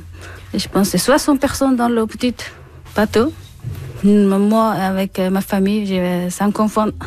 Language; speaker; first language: French; non-native, learner; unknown